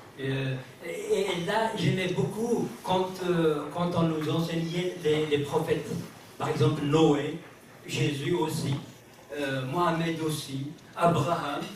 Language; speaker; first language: French; non-native, local second language; Kabyle